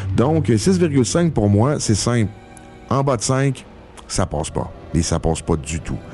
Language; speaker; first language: French; native; French